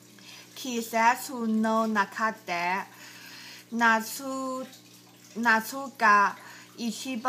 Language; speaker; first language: Japanese; non-native, learner; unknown